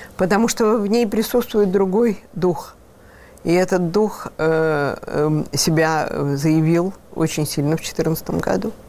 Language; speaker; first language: Russian; native; Russian